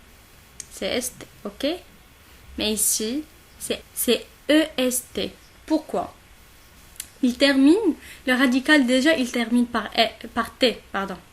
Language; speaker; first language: French; non-native, local second language; Arabic